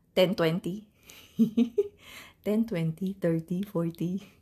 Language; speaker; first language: English; non-native, local second language; Filipino